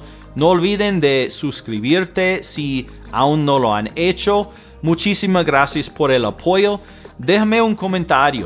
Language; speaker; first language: Spanish; non-native, fluent; English